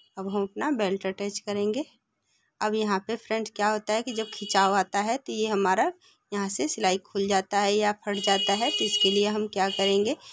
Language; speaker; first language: Hindi; native; Hindi